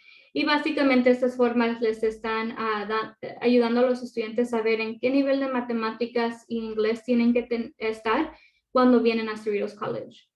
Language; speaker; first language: Spanish; early bilingual, other home language; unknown